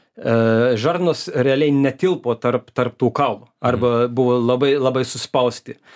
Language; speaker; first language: Lithuanian; early bilingual, heritage; Lithuanian